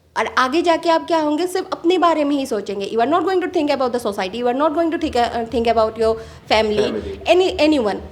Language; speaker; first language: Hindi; non-native, local second language; Assamese